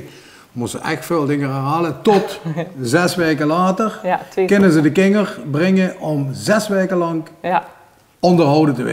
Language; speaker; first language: Dutch; native; Dutch